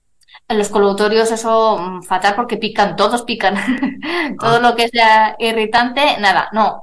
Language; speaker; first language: Spanish; native; Spanish